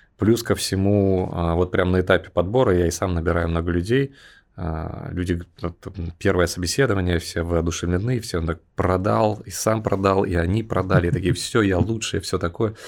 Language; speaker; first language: Russian; native; Russian